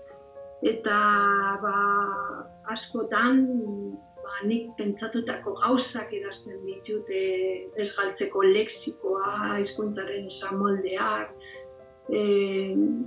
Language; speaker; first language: Basque; non-native, local second language; Spanish